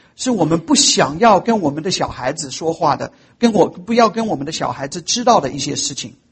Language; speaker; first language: Chinese; non-native, fluent; English